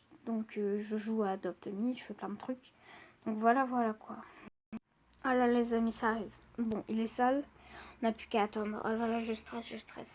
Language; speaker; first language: French; native; French